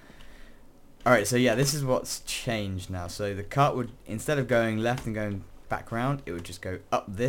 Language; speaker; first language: English; native; English